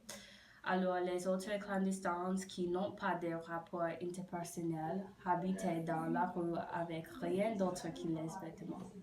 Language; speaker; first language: French; non-native, learner; English